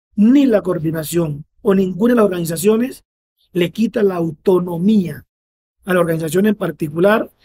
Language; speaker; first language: Spanish; native; Spanish